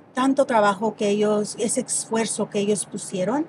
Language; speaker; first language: Spanish; early bilingual, heritage; Spanish